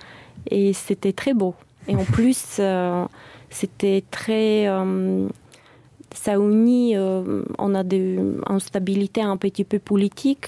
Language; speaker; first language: French; non-native, fluent; Bulgarian